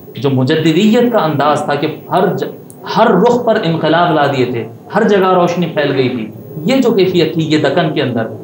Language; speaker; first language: Urdu; native; Urdu